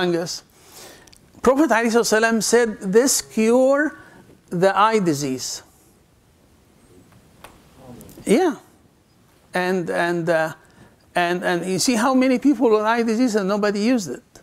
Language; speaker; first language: English; non-native, fluent; Arabic